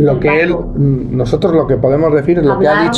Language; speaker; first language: Spanish; native; Spanish